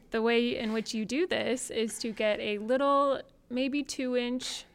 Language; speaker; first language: English; native; English